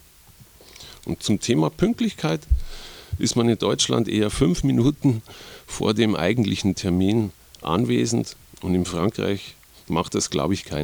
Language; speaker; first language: German; native; German